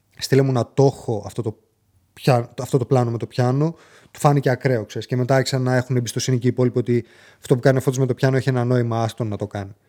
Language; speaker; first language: Greek; native; Greek